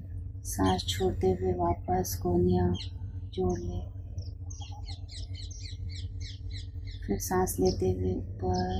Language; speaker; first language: Hindi; native; Hindi